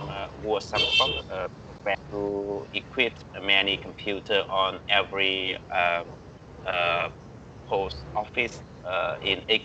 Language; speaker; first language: English; non-native, learner; Vietnamese